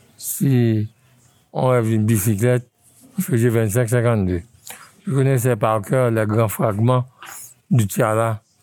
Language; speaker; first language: French; non-native, local second language; Haitian Creole